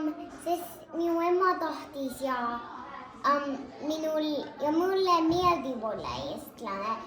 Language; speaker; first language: Estonian; early bilingual, heritage; English